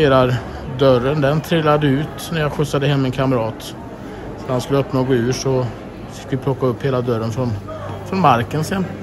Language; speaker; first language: Swedish; native; Swedish